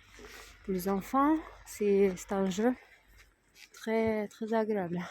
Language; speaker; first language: French; non-native, fluent; Russian